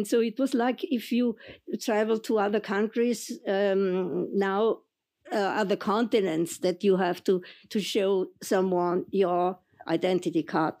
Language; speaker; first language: English; non-native, fluent; German